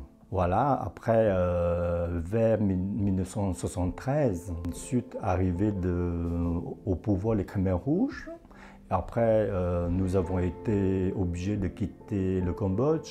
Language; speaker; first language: French; non-native, fluent; Chinese